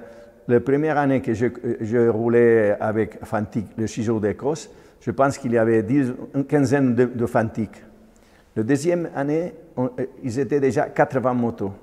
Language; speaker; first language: French; non-native, fluent; Spanish